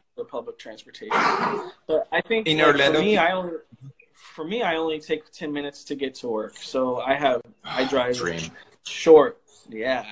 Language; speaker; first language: English; native; English